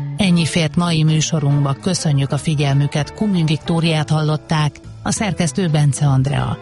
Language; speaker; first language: Hungarian; native; Hungarian